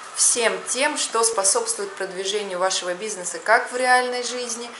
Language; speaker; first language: Russian; native; Russian